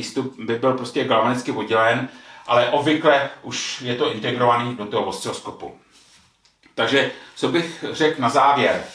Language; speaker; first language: Czech; native; Czech